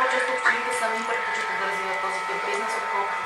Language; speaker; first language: Bulgarian; native; Bulgarian